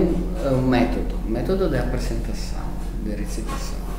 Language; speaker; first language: Portuguese; non-native, learner; Italian